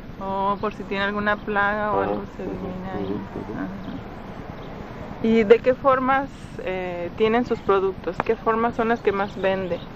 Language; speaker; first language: Spanish; native; Spanish